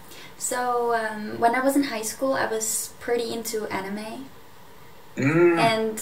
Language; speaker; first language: English; non-native, fluent; German